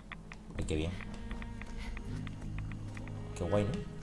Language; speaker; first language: Spanish; native; Spanish